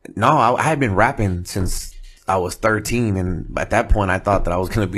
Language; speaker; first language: English; native; English